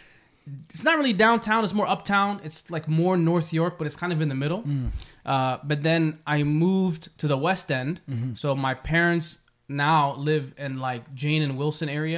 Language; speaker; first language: English; native; English